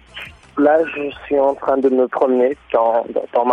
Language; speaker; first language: French; non-native, fluent; Burmese